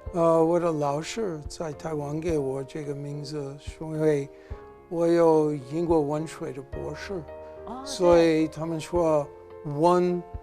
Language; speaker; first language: Chinese; non-native, learner; English